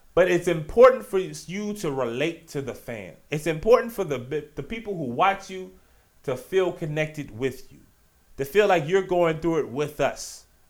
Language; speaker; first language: English; native; English